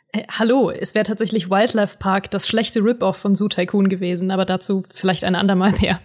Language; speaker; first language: German; native; German